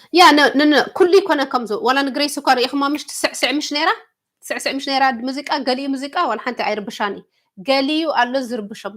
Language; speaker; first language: Tigrinya; early bilingual, heritage; Tigrinya